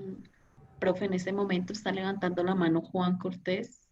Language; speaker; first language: Spanish; native; Spanish